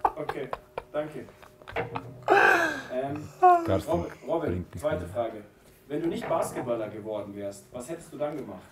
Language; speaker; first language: German; native; German